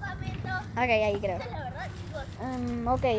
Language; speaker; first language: Spanish; native; Spanish